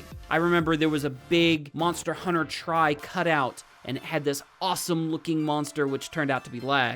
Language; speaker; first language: English; native; English